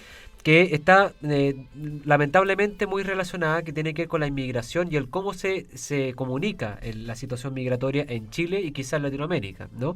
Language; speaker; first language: Spanish; native; Spanish